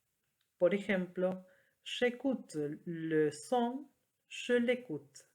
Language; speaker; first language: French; non-native, fluent; Spanish